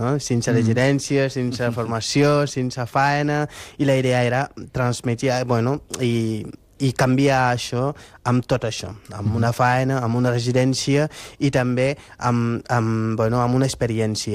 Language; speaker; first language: Catalan; non-native, fluent; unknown